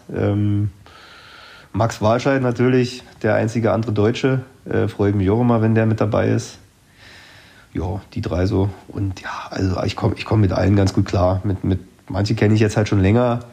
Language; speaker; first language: German; native; German